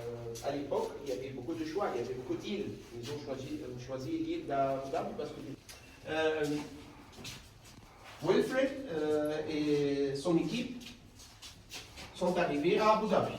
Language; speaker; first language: French; non-native, fluent; Arabic